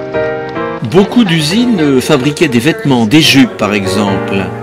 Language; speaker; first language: French; non-native, fluent; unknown